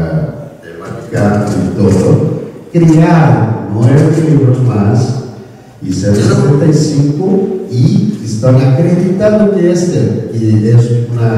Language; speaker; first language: Spanish; non-native, learner; Korean